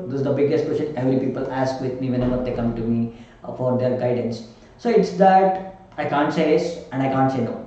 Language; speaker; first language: English; non-native, local second language; Kannada